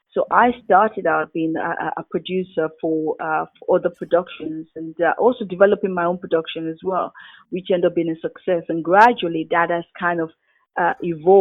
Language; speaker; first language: English; non-native, local second language; Yoruba